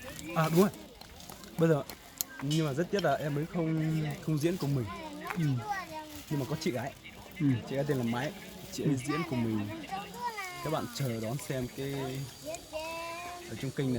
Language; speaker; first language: Vietnamese; non-native, local second language; Hmong